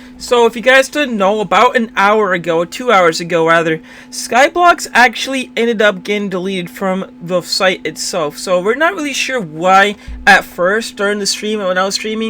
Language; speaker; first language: English; native; English